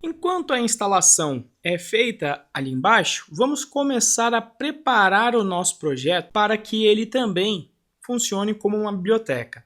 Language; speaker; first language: Portuguese; native; Portuguese